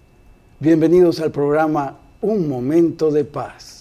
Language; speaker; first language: Spanish; native; Spanish